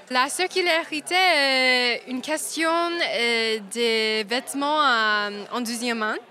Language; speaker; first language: French; non-native, fluent; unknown